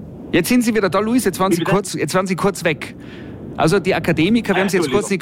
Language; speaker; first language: German; native; German